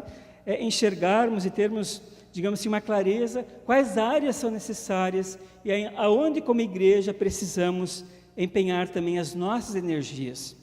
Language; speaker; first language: Portuguese; native; Portuguese